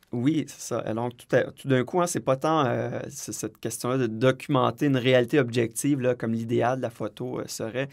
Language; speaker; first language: French; native; French